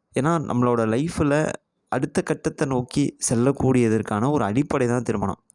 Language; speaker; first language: Tamil; native; Tamil